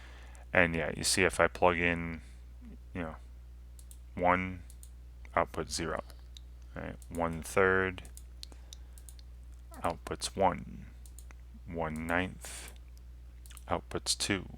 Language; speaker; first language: English; native; English